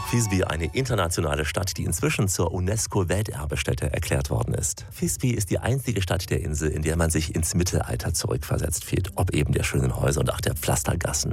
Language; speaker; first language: German; native; German